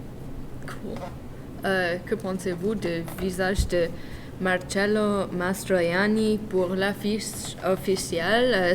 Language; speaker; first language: French; non-native, learner; English